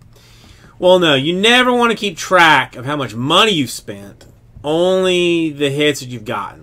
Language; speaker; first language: English; native; English